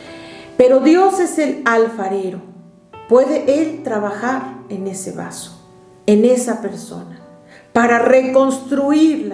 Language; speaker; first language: Spanish; native; Spanish